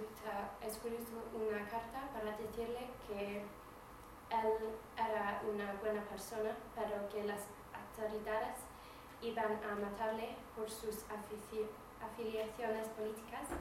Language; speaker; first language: Spanish; non-native, fluent; English